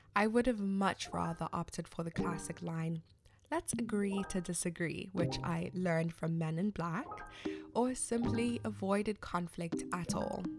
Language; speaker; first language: English; non-native, local second language; Shona